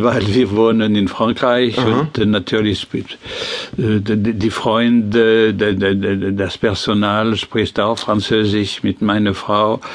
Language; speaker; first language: German; non-native, learner; French